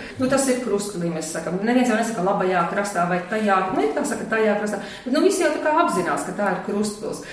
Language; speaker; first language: Latvian; native; Latvian